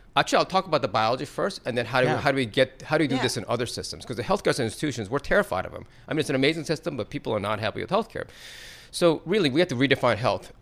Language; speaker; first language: English; native; English